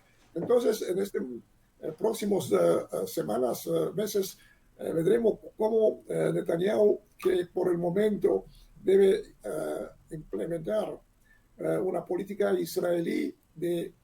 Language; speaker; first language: Spanish; non-native, learner; Hebrew